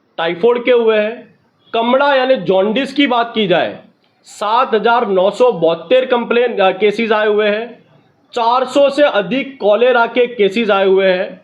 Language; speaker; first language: Hindi; non-native, local second language; Gujarati